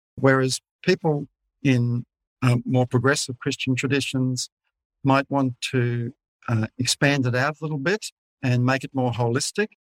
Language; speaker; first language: English; native; English